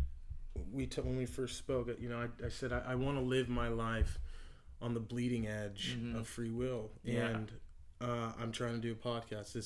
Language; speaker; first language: English; native; English